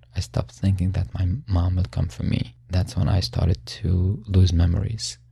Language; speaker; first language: English; non-native, fluent; Arabic